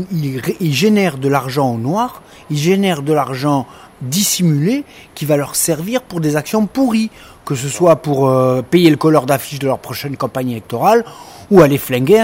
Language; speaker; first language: French; native; French